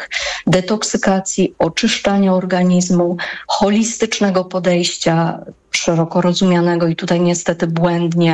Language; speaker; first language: Polish; native; Polish